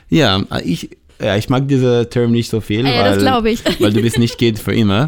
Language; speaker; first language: German; non-native, fluent; Hebrew